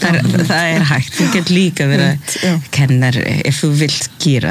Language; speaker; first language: Icelandic; non-native, fluent; English